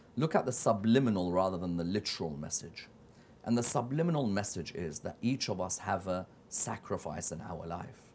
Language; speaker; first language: English; native; English